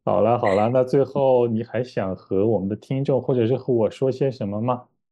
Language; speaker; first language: Chinese; native; Chinese